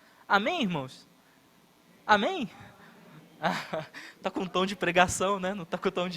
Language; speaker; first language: Portuguese; native; Portuguese